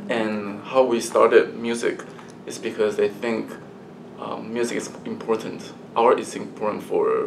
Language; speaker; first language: English; early bilingual, other home language; Chinese